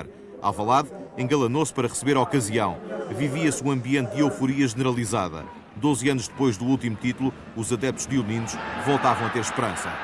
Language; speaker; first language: Portuguese; native; Portuguese